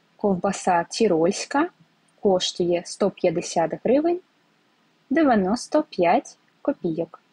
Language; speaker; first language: Ukrainian; native; Ukrainian